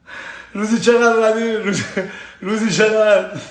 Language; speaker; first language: Persian; native; Persian